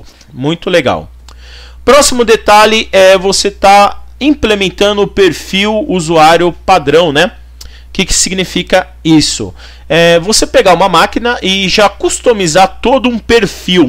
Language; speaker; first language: Portuguese; native; Portuguese